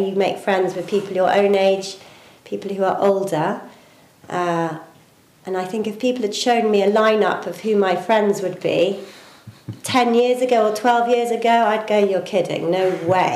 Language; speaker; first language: English; native; English